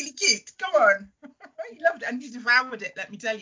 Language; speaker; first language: English; native; English